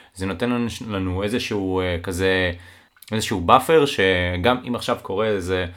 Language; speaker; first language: Hebrew; native; Hebrew